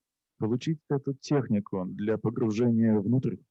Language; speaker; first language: Russian; native; Russian